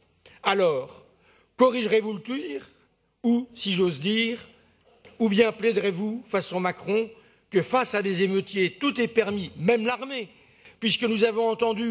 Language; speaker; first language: French; native; French